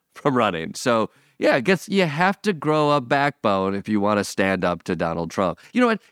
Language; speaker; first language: English; native; English